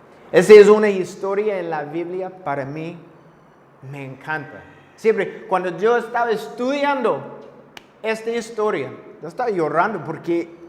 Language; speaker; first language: Spanish; non-native, fluent; English